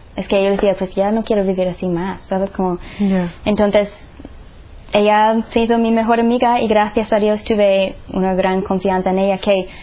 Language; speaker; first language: Spanish; non-native, fluent; English